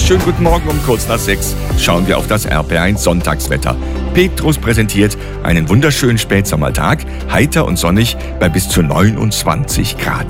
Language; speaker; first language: German; native; German